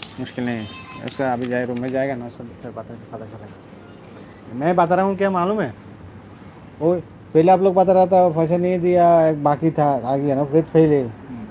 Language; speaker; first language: Hindi; non-native, learner; Bangla